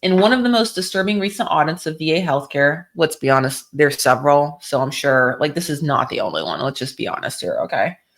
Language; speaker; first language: English; native; English